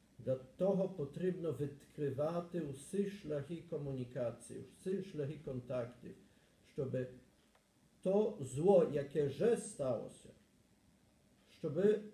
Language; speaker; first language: Ukrainian; non-native, learner; Polish